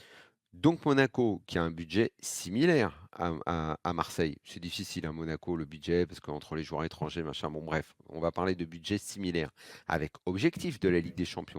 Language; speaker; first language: French; native; French